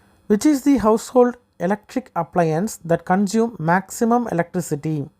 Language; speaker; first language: English; non-native, local second language; Tamil